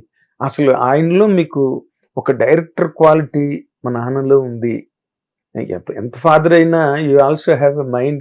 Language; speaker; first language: Telugu; native; Telugu